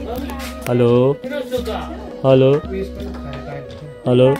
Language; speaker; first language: Nepali; native; Nepali